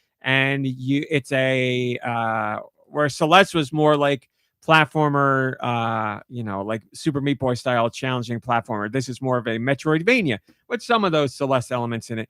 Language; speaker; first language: English; native; English